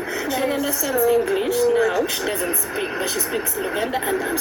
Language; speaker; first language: English; non-native, local second language; Ganda